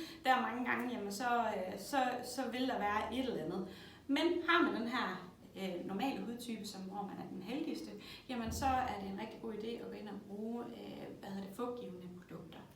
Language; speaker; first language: Danish; native; Danish